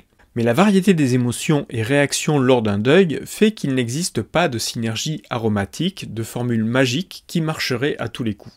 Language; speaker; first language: French; native; French